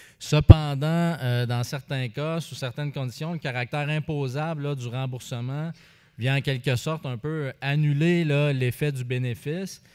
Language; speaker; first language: French; native; French